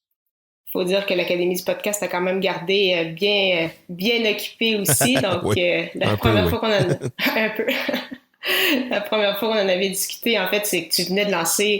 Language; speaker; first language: French; native; French